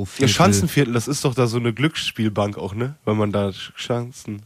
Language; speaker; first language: German; native; German